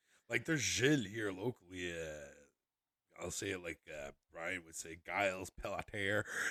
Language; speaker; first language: English; native; English